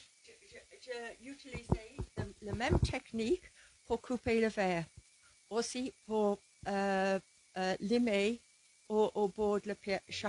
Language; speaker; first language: French; non-native, learner; English